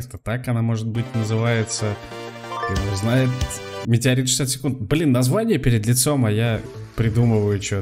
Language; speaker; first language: Russian; native; Russian